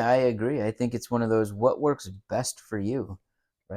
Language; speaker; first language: English; native; English